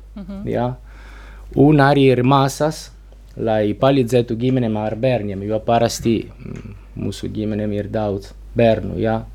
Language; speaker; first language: Latvian; non-native, learner; Italian